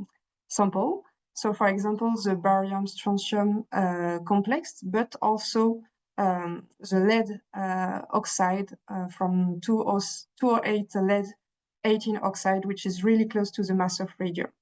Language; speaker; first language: English; non-native, fluent; French